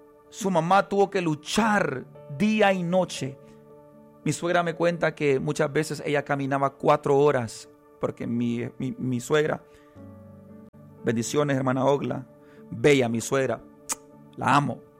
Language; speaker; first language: Spanish; early bilingual, heritage; Spanish